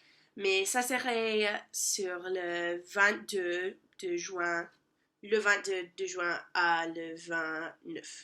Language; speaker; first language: French; non-native, learner; English